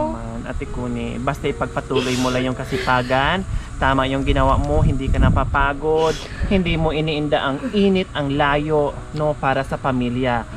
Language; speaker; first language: Filipino; native; Filipino